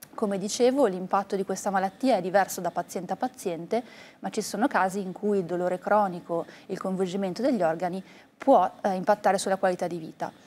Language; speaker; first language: Italian; native; Italian